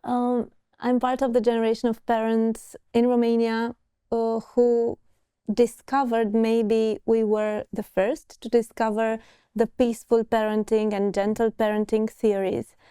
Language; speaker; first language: English; non-native, fluent; Romanian